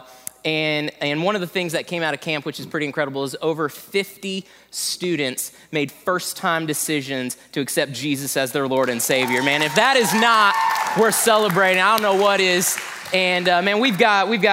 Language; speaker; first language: English; native; English